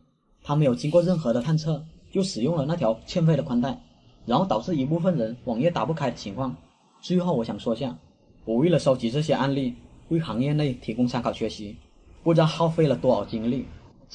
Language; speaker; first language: Chinese; native; Chinese